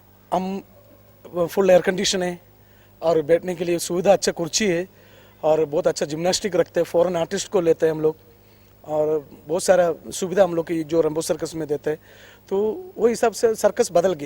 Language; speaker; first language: Hindi; non-native, local second language; Malayalam